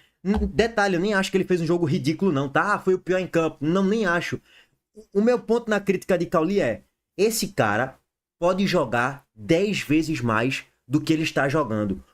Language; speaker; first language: Portuguese; native; Portuguese